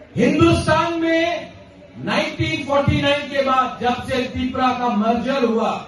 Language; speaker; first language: Hindi; non-native, local second language; Kok Borok